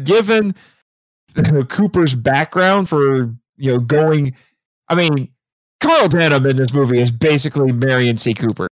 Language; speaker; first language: English; native; English